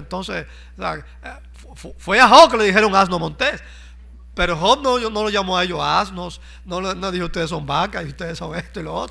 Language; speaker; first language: Spanish; native; Spanish